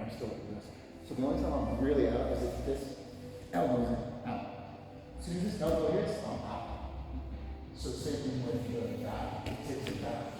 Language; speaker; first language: English; native; English